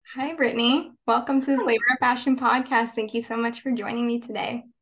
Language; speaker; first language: English; native; English